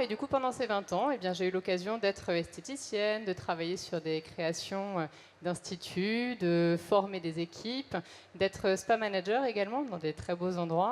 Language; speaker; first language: French; native; French